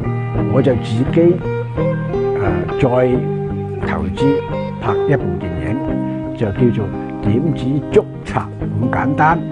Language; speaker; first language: Cantonese; native; Cantonese